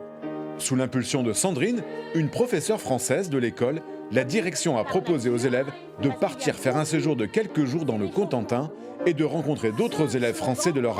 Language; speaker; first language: French; native; French